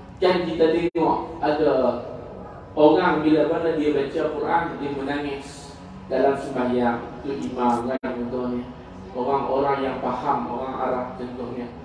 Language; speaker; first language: Malay; native; Malay